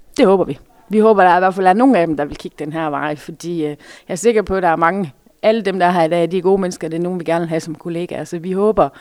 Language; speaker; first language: Danish; native; Danish